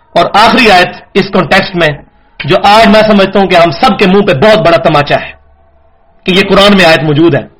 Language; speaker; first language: Urdu; non-native, local second language; Punjabi